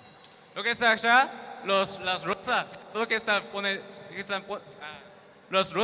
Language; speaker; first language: Spanish; non-native, learner; Korean